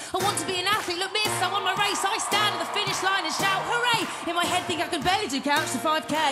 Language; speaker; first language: English; native; English